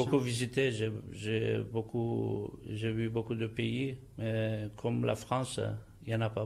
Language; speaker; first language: French; non-native, fluent; Turkish